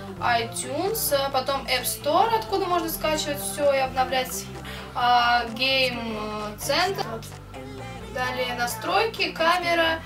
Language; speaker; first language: Russian; native; Russian